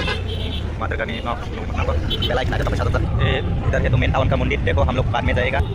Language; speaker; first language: Hindi; non-native, local second language; Kok Borok